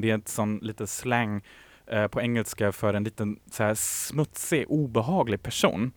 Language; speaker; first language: Swedish; native; Swedish